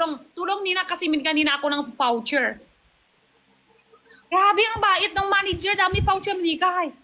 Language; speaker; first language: Filipino; non-native, learner; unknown